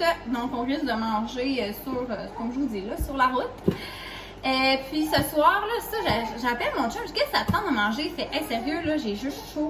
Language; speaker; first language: French; native; French